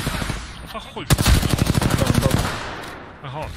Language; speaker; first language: Swedish; native; Swedish